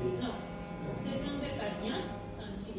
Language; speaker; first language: French; non-native, learner; Spanish